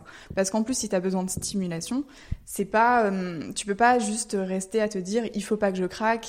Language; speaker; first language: French; native; French